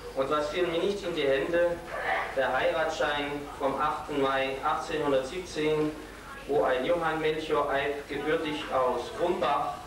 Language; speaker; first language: German; non-native, local second language; Swiss German